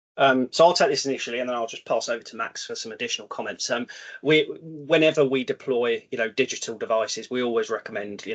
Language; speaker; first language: English; native; English